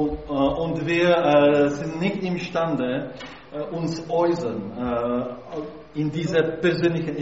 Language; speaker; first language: German; non-native, learner; Czech